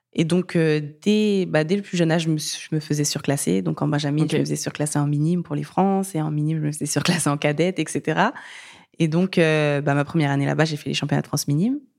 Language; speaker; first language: French; early bilingual, other home language; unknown